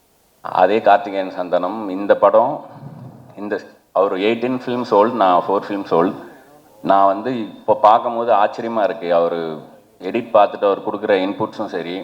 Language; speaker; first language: Tamil; native; Tamil